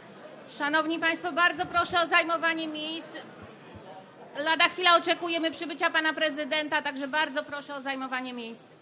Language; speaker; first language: Polish; native; Polish